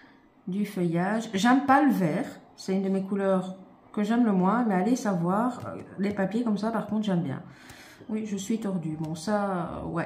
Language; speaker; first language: French; native; French